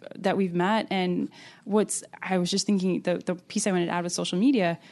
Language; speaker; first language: English; native; English